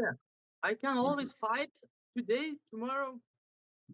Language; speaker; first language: English; non-native, learner; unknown